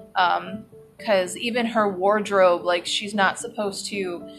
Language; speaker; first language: English; native; English